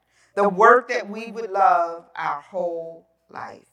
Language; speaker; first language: English; native; English